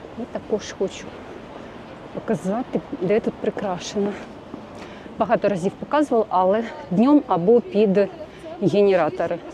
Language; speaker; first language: Ukrainian; non-native, local second language; Russian